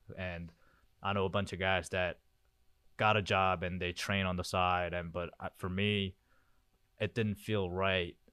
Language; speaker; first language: English; early bilingual, other home language; Korean